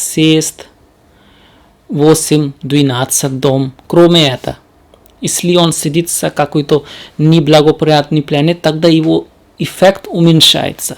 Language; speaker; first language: Russian; non-native, learner; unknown